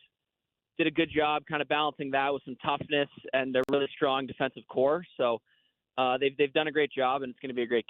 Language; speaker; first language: English; native; English